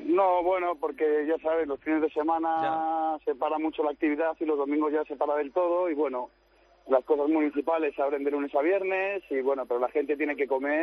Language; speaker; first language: Spanish; native; Spanish